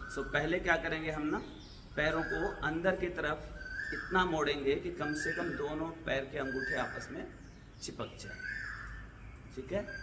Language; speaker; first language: Hindi; native; Hindi